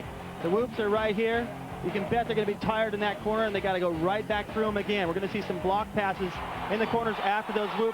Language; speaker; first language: English; native; English